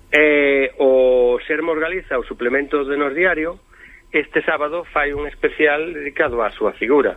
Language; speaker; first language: Galician; native; Galician